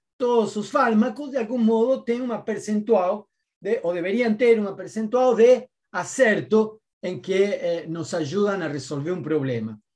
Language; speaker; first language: Spanish; native; Spanish